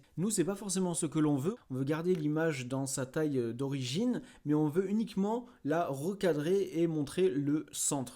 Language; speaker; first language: French; native; French